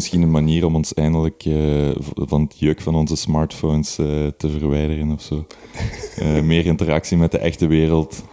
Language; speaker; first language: Dutch; native; Dutch